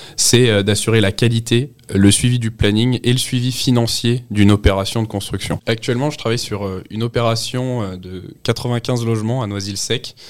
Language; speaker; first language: French; native; French